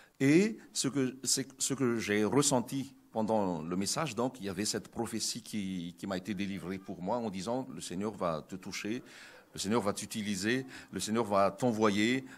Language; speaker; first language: French; non-native, local second language; Malagasy